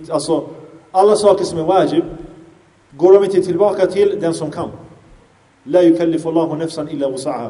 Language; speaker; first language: Swedish; early bilingual, other home language; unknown